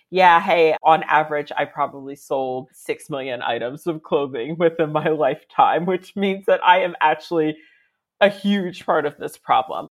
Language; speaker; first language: English; native; English